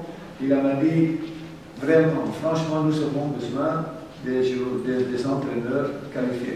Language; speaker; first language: French; non-native, fluent; German